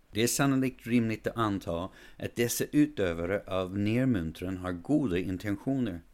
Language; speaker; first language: Swedish; non-native, fluent; English